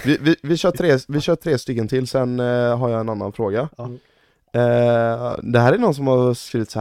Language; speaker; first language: Swedish; native; Swedish